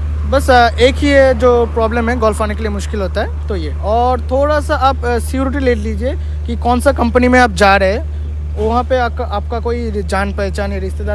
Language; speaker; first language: Hindi; non-native, local second language; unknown